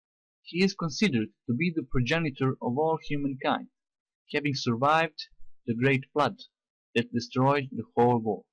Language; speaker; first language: English; non-native, fluent; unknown